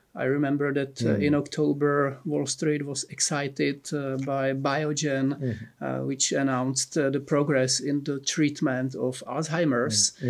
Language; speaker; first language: English; non-native, fluent; Czech